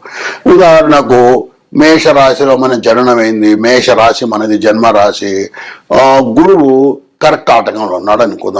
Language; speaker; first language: Telugu; native; Telugu